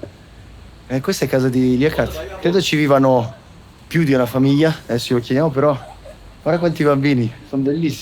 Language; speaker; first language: Italian; native; Italian